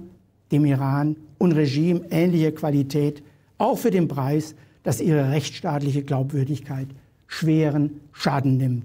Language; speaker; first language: German; native; German